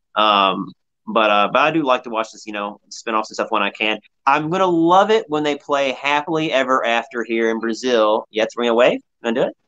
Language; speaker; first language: English; native; English